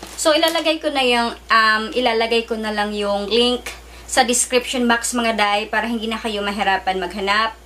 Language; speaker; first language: Filipino; native; Filipino